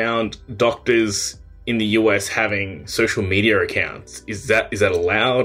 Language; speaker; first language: English; native; English